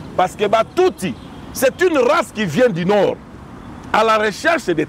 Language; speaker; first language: French; non-native, local second language; Lingala